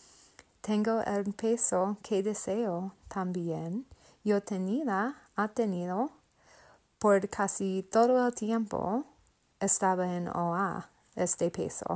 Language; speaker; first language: Spanish; non-native, learner; English